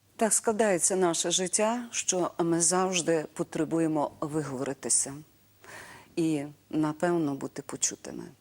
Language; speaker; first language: Ukrainian; native; Ukrainian